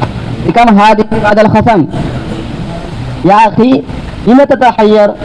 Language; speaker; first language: Arabic; non-native, learner; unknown